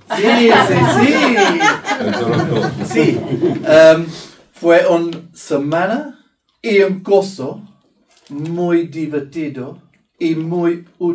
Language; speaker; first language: Spanish; non-native, learner; English